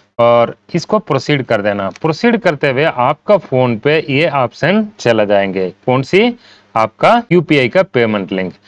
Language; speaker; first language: Hindi; non-native, local second language; Tamil